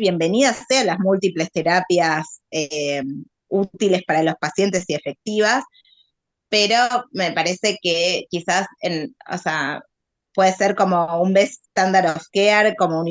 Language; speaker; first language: Spanish; native; Spanish